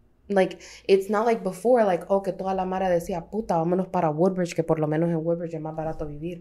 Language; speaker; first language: Spanish; early bilingual, heritage; Spanish